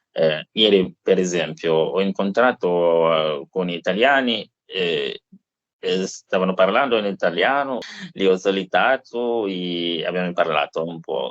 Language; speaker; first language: Italian; non-native, learner; English